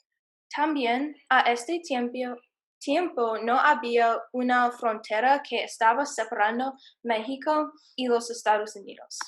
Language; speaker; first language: Spanish; non-native, learner; English